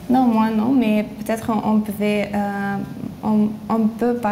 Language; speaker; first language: French; non-native, learner; Lithuanian